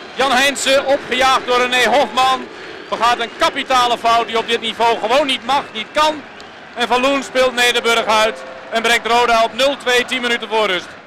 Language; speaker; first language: Dutch; native; Dutch